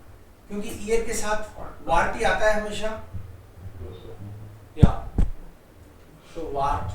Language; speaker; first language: Hindi; native; Hindi